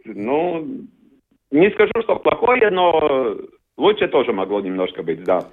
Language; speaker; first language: Russian; non-native, learner; Latvian